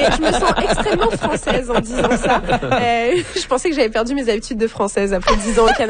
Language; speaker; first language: French; native; French